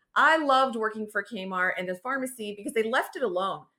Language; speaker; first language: English; native; English